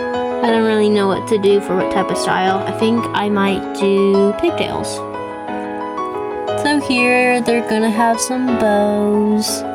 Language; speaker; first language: English; native; English